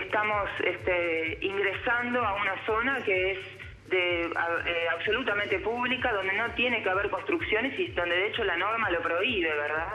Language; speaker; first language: Spanish; native; Spanish